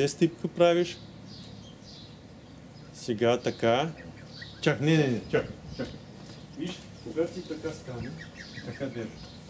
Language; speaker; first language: Bulgarian; non-native, learner; Russian